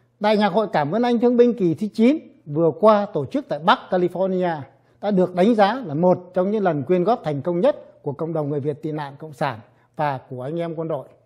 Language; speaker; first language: Vietnamese; native; Vietnamese